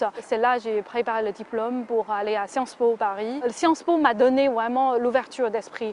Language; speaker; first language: French; non-native, fluent; Chinese